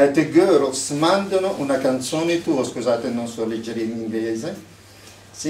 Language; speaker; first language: Italian; non-native, fluent; Russian